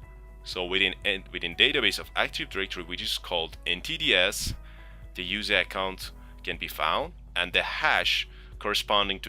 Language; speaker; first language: English; non-native, fluent; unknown